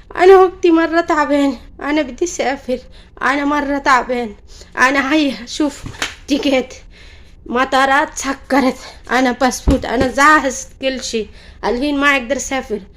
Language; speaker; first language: Arabic; non-native, learner; Bangla